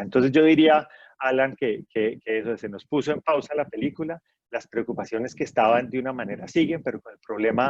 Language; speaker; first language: Spanish; native; Spanish